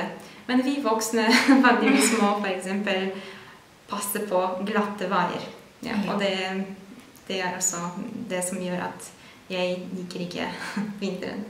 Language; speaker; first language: Norwegian; non-native, fluent; Polish